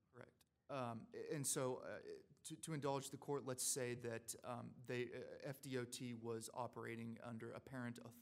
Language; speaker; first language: English; native; English